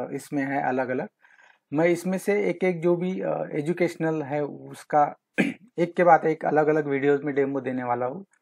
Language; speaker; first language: Hindi; non-native, local second language; Marathi